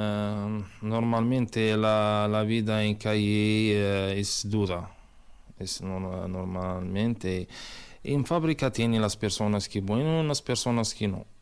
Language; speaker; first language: Spanish; non-native, learner; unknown